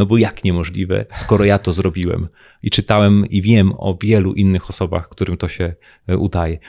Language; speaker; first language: Polish; native; Polish